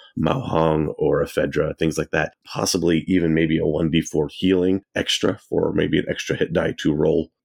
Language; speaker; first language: English; native; English